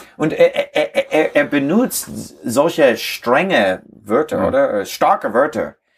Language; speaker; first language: German; non-native, learner; English